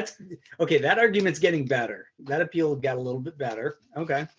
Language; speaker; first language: English; native; English